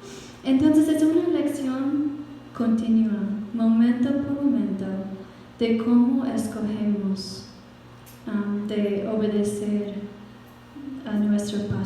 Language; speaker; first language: Spanish; non-native, fluent; English